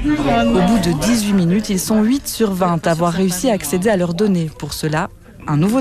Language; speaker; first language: French; native; French